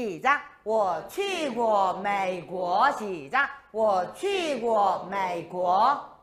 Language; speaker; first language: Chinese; non-native, fluent; Korean